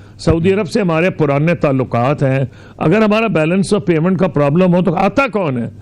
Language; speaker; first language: Urdu; non-native, local second language; Punjabi